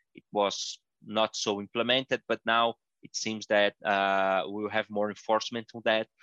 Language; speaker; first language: English; non-native, fluent; Portuguese